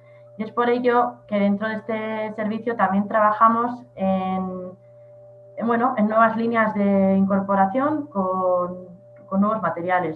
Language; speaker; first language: Spanish; native; Spanish